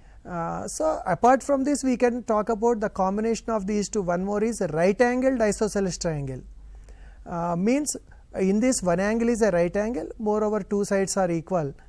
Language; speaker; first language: English; non-native, local second language; Telugu